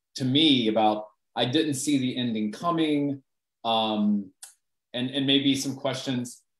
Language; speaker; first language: English; native; English